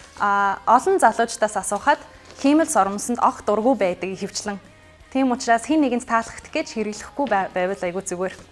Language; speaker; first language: Mongolian; non-native, fluent; English